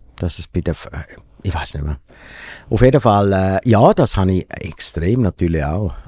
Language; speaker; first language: German; native; German